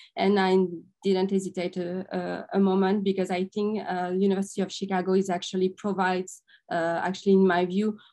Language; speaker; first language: English; non-native, fluent; French